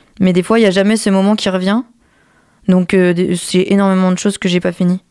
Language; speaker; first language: French; native; French